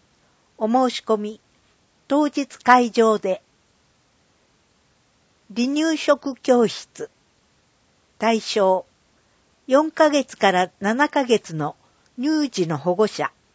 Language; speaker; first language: Japanese; native; Japanese